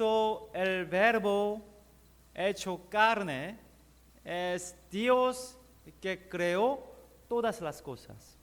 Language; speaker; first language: Spanish; non-native, learner; Korean